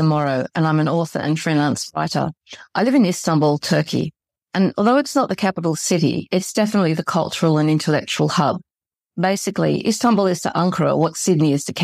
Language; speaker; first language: English; native; English